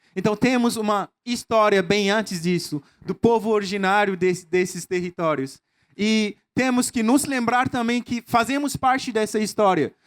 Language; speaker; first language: Portuguese; non-native, fluent; Mossi